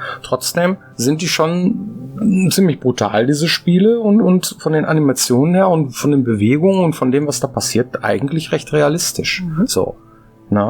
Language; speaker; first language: German; native; German